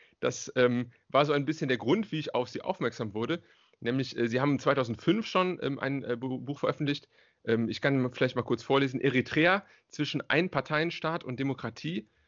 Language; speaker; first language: German; native; German